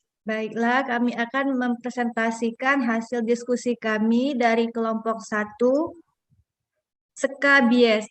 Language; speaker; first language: Indonesian; native; Indonesian